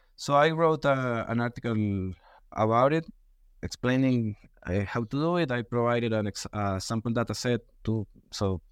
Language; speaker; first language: English; non-native, fluent; Spanish